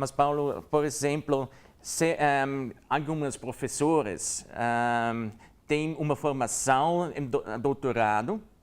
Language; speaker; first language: Portuguese; non-native, learner; German